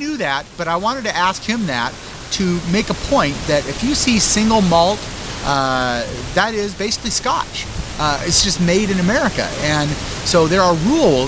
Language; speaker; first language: English; native; English